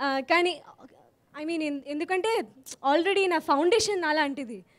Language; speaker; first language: Telugu; non-native, learner; Hindi